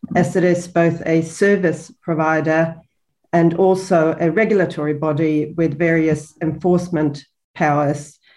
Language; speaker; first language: English; non-native, fluent; Swedish